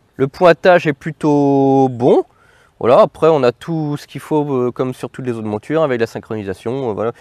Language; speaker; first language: French; native; French